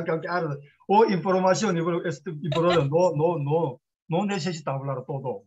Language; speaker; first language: Spanish; non-native, learner; Korean